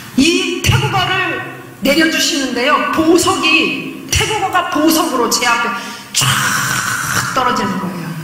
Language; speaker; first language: Korean; native; Korean